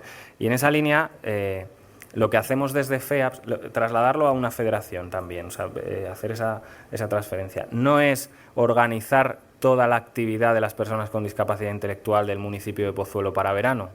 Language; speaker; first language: Spanish; native; Spanish